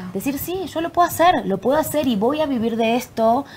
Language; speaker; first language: Spanish; native; Spanish